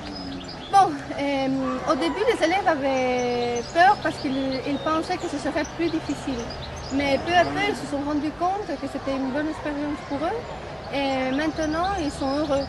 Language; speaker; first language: French; non-native, fluent; Galician